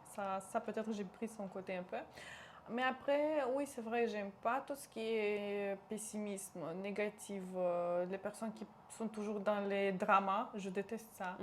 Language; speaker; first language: French; non-native, local second language; Romanian